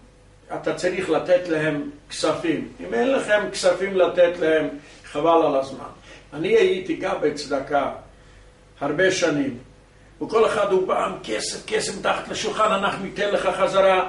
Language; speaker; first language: Hebrew; non-native, fluent; English